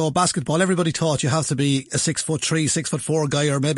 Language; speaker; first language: English; native; English